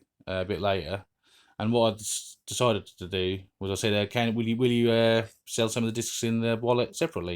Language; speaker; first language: English; native; English